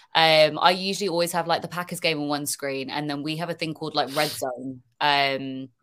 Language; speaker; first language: English; native; English